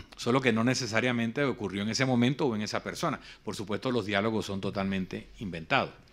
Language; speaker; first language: Spanish; native; Spanish